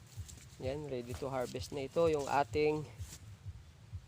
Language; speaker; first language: Filipino; native; Filipino